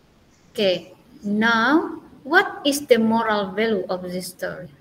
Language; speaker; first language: English; non-native, learner; Indonesian